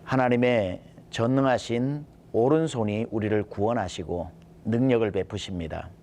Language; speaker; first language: Korean; native; Korean